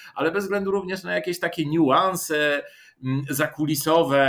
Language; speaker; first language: Polish; non-native, fluent; Bulgarian